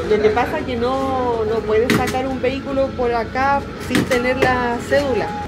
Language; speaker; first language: Spanish; native; Spanish